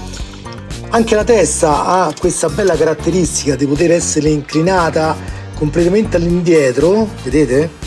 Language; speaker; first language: Italian; native; Italian